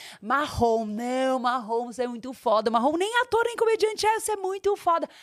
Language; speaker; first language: Portuguese; native; Portuguese